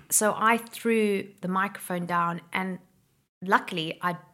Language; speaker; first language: English; native; English